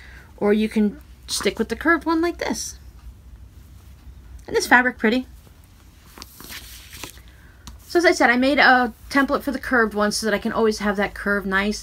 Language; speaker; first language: English; native; English